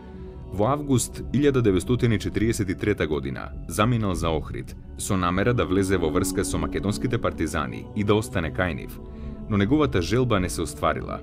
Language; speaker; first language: Macedonian; native; Macedonian